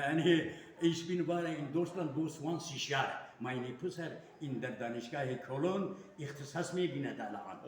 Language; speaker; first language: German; non-native, learner; Kurdish